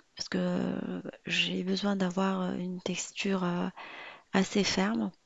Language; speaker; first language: French; non-native, local second language; Arabic